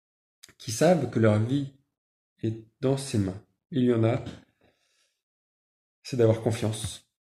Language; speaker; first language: French; native; French